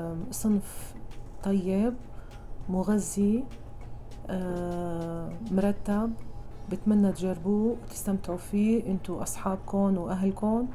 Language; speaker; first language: Arabic; native; Arabic